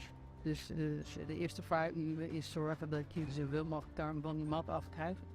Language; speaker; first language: Dutch; native; Dutch